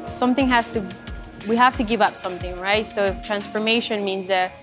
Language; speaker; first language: English; non-native, fluent; Spanish